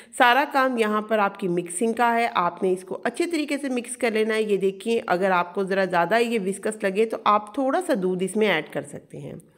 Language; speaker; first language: Urdu; native; Urdu